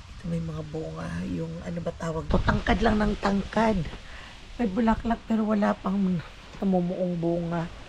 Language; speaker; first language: Filipino; native; Filipino